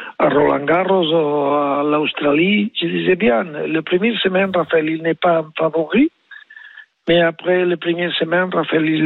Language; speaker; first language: French; non-native, learner; Spanish